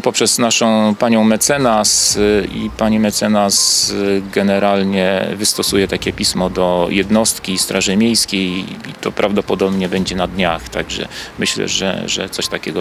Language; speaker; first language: Polish; native; Polish